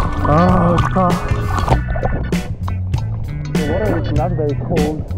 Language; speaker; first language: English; non-native, learner; Korean